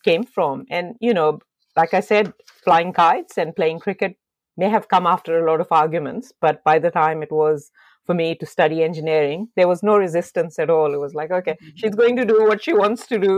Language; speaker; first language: English; non-native, local second language; Urdu